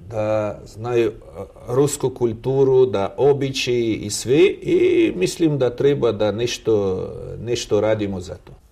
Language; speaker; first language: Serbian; non-native, learner; Russian